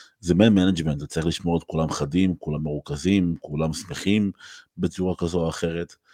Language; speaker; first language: Hebrew; native; Hebrew